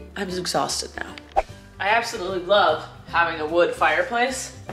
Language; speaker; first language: English; native; English